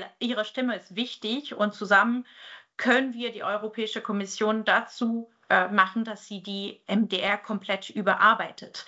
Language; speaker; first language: German; native; German